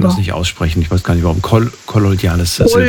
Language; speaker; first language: German; native; German